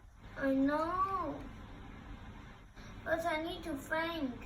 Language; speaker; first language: English; non-native, local second language; Cantonese